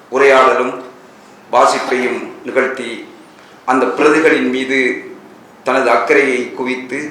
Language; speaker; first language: Tamil; native; Tamil